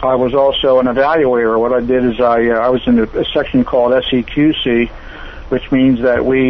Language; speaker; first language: English; native; English